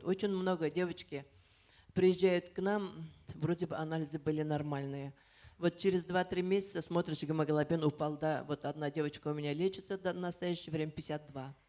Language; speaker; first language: Russian; native; Russian